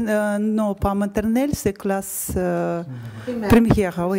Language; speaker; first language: French; non-native, learner; Russian